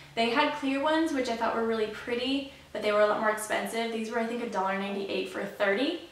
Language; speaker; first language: English; native; English